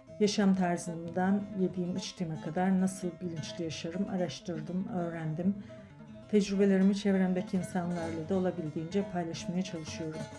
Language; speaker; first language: Turkish; native; Turkish